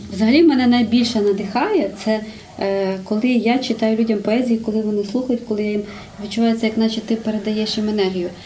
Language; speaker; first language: Ukrainian; native; Ukrainian